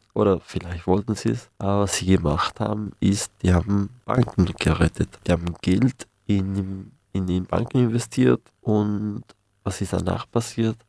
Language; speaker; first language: German; non-native, fluent; Spanish